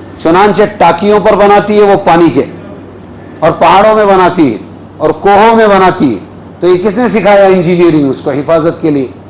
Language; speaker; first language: Urdu; native; Urdu